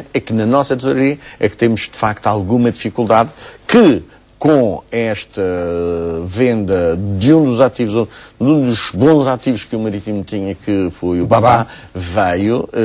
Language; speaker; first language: Portuguese; native; Portuguese